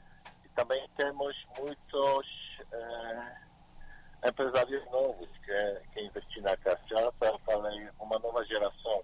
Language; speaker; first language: Portuguese; non-native, learner; Polish